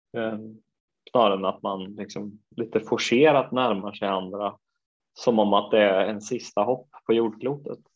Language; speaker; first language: Swedish; native; Swedish